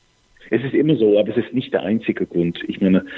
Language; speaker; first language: German; non-native, fluent; English